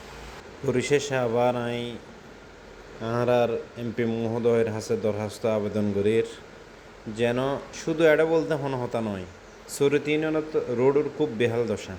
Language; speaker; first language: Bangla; non-native, local second language; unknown